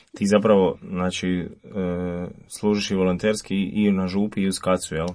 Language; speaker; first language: Croatian; native; Croatian